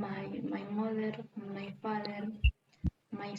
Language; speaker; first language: English; non-native, learner; Spanish